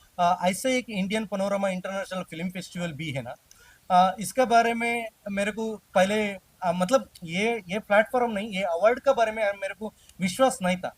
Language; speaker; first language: Hindi; non-native, local second language; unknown